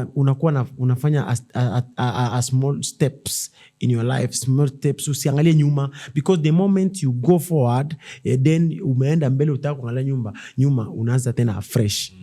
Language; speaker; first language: English; non-native, local second language; Swahili